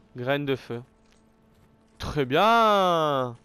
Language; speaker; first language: French; native; French